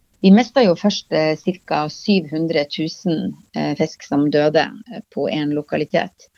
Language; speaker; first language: Norwegian; native; Norwegian